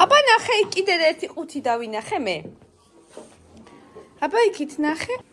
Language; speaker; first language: Georgian; native; Georgian